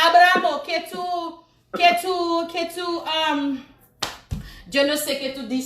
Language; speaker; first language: Spanish; non-native, learner; Haitian Creole